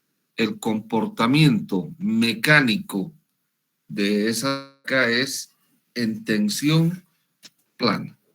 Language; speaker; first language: Spanish; native; Spanish